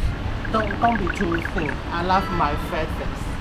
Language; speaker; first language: English; non-native, learner; Chinese